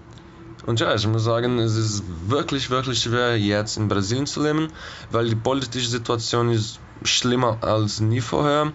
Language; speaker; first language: German; non-native, fluent; Portuguese